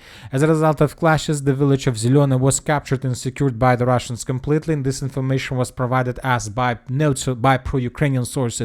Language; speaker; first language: English; non-native, fluent; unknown